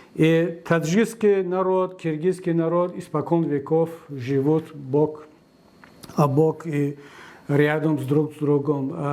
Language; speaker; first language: Russian; non-native, local second language; Tajik